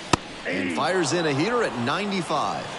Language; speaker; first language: English; native; English